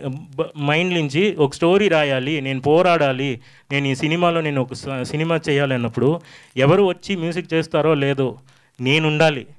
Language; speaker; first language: Telugu; non-native, fluent; Tamil